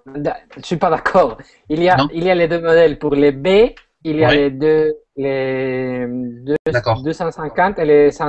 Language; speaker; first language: French; non-native, fluent; Spanish